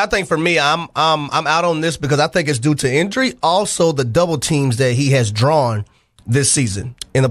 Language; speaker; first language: English; native; English